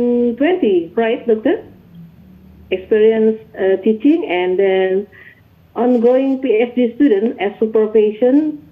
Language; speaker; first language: English; non-native, learner; Indonesian